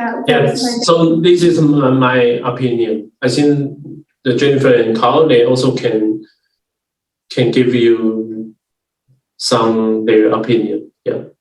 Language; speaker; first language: English; non-native, learner; Chinese